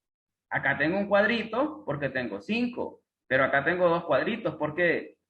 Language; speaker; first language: Spanish; native; Spanish